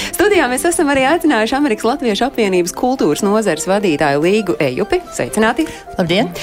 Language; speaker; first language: Latvian; native; Latvian